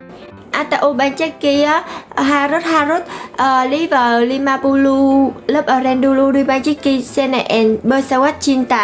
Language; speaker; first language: Indonesian; non-native, learner; Vietnamese